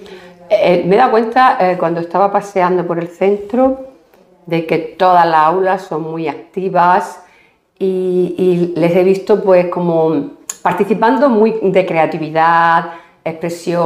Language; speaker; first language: Spanish; native; Spanish